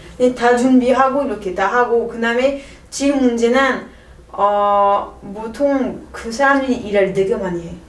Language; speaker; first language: Korean; non-native, learner; French